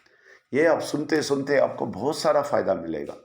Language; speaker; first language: Hindi; non-native, local second language; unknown